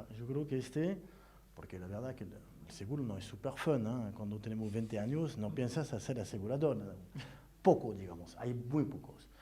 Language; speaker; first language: Spanish; non-native, fluent; French